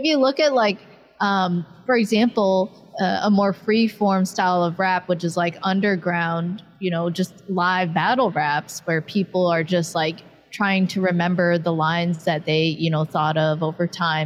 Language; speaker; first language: English; native; English